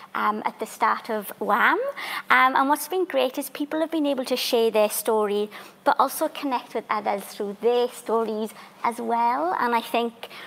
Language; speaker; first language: English; native; English